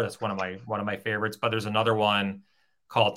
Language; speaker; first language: English; native; English